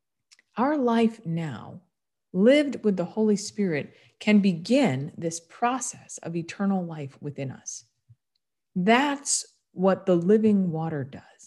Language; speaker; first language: English; native; English